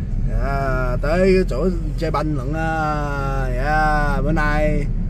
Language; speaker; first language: Vietnamese; early bilingual, heritage; Vietnamese